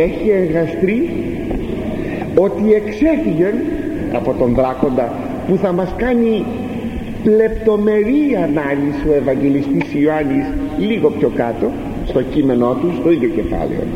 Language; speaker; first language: Greek; native; Greek